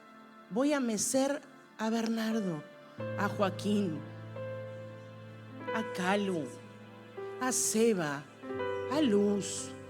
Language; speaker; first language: Spanish; native; Spanish